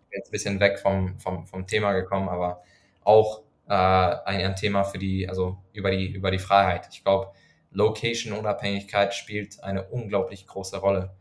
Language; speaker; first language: German; non-native, fluent; Persian